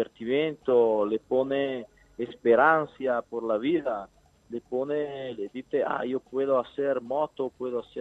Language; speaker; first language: Spanish; non-native, learner; Italian